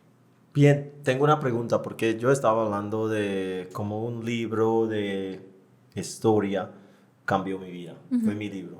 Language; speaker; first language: Spanish; non-native, fluent; English